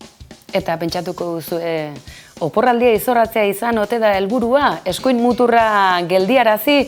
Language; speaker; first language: Basque; native; Basque